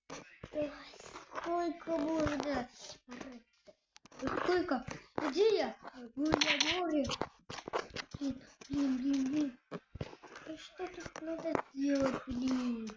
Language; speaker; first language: Russian; non-native, local second language; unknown